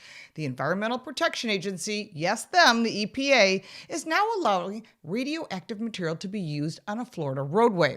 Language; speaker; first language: English; native; English